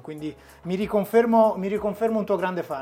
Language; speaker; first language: Italian; native; Italian